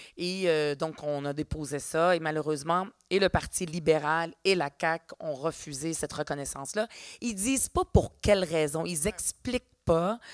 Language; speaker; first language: French; early bilingual, other home language; Arabic